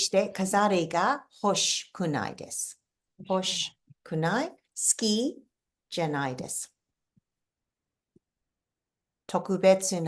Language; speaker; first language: Japanese; non-native, fluent; English